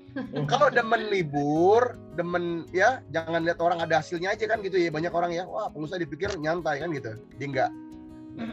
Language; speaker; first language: Indonesian; native; Indonesian